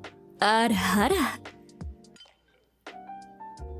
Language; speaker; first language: Japanese; non-native, learner; English